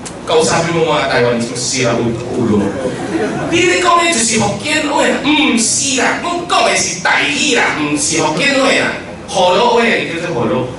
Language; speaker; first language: Filipino; non-native, local second language; Min Nan Chinese